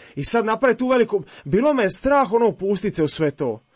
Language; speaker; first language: Croatian; native; Croatian